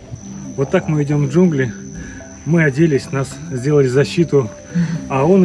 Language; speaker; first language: Russian; native; Russian